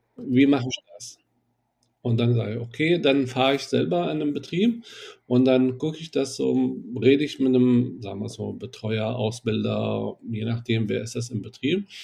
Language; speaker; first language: German; non-native, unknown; Arabic